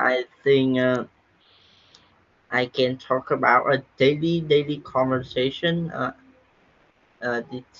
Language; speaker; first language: English; non-native, learner; Vietnamese